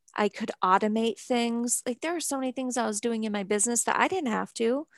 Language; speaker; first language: English; native; English